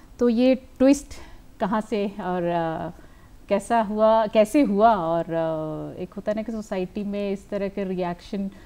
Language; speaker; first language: Hindi; native; Hindi